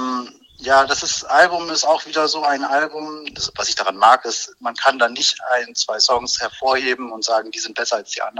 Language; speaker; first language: German; native; German